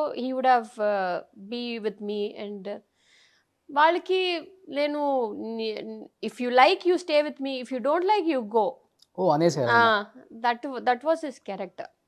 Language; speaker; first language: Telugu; non-native, fluent; Tamil